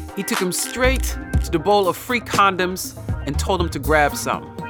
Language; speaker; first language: English; non-native, fluent; Dutch